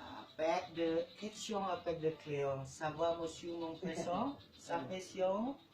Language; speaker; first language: French; non-native, learner; Indonesian